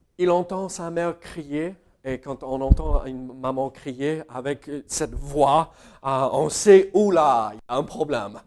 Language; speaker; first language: French; non-native, fluent; English